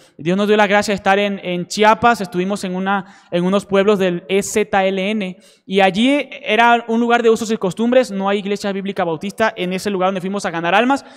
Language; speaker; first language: Spanish; native; Spanish